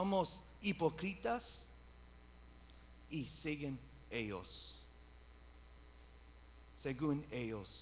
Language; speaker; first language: Spanish; early bilingual, heritage; English